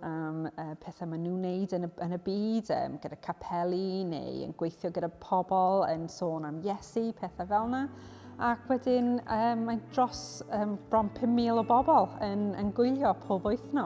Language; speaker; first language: Welsh; non-native, local second language; English